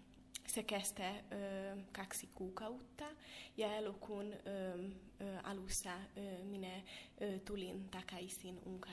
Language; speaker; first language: Finnish; non-native, fluent; Hungarian